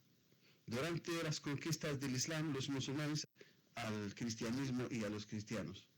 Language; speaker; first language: Spanish; non-native, fluent; Arabic